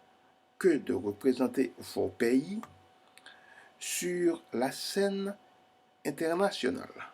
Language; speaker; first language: French; non-native, fluent; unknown